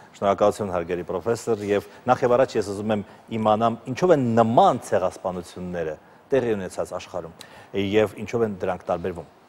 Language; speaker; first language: Armenian; native; Armenian